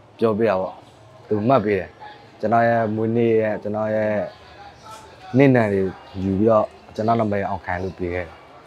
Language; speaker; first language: Burmese; non-native, local second language; S'gaw Karen